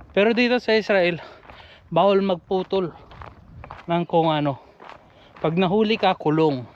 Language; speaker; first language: Filipino; non-native, local second language; Iloko